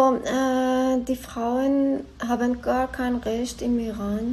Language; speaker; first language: German; non-native, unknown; Persian